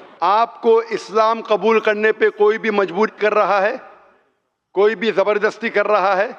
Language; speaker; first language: Urdu; non-native, local second language; Konkani